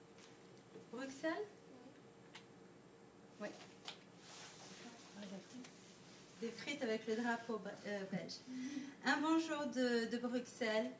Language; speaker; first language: French; non-native, fluent; Dutch